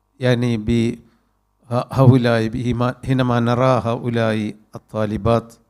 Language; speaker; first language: Arabic; non-native, fluent; Malayalam